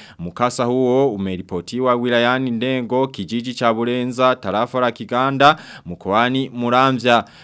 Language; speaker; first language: Swahili; non-native, local second language; Rundi